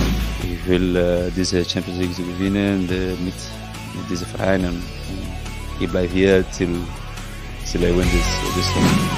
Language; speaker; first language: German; non-native, learner; Portuguese